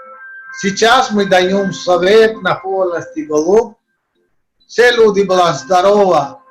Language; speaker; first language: Russian; non-native, learner; Hindi